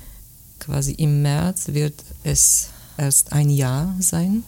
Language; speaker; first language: German; non-native, fluent; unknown